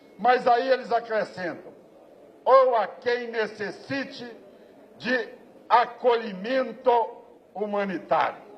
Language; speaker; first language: Portuguese; native; Portuguese